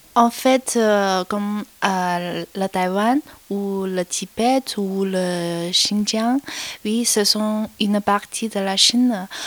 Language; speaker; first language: French; non-native, learner; Chinese